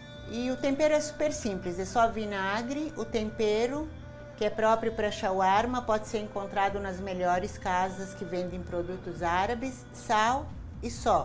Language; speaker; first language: Portuguese; non-native, fluent; Arabic